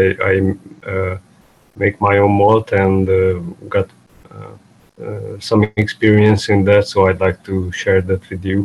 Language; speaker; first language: English; native; English